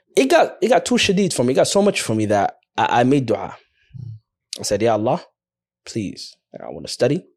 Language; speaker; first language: English; early bilingual, other home language; Somali